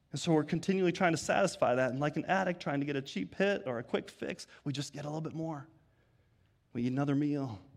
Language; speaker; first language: English; native; English